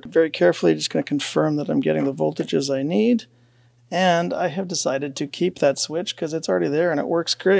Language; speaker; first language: English; native; English